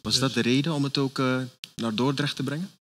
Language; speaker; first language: Dutch; native; Dutch